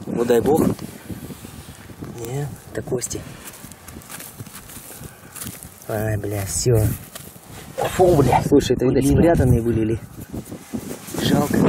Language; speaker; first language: Russian; native; Russian